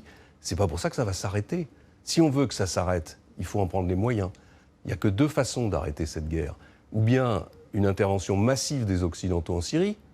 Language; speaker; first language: French; native; French